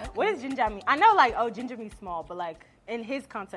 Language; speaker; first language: English; native; English